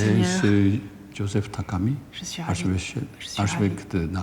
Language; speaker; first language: French; non-native, fluent; Japanese